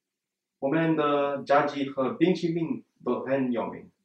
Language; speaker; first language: Chinese; non-native, learner; English